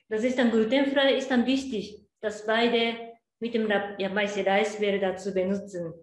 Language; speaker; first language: German; non-native, learner; Japanese